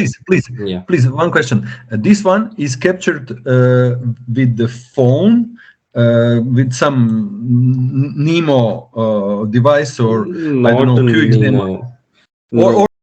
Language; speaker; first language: English; non-native, learner; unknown